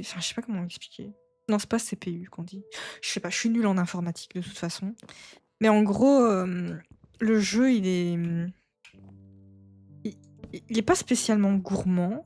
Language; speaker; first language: French; native; French